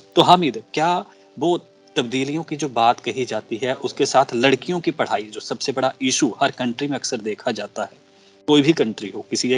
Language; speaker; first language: Hindi; native; Hindi